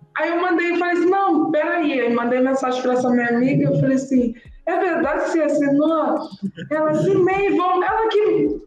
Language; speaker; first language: Portuguese; native; Portuguese